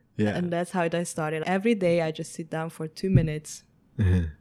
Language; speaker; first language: English; early bilingual, heritage; Hungarian